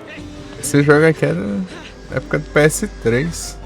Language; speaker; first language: Portuguese; native; Portuguese